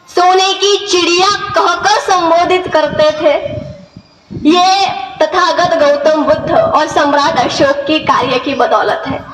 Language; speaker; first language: Hindi; non-native, local second language; Marathi